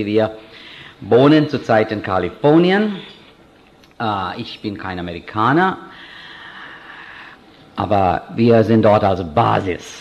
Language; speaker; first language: German; non-native, fluent; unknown